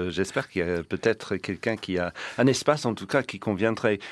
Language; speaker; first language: French; non-native, fluent; English